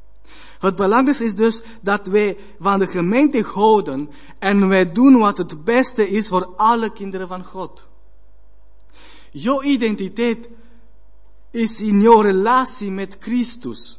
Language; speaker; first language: Dutch; non-native, learner; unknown